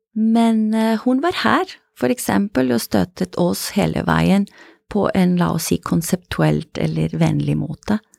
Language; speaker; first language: Norwegian; non-native, fluent; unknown